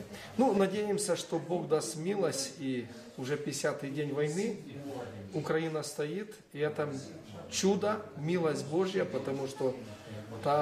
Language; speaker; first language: Russian; non-native, local second language; Ukrainian